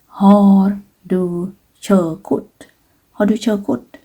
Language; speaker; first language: Swedish; non-native, fluent; Thai